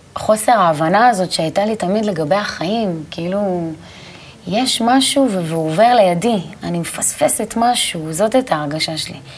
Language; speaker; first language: Hebrew; native; Hebrew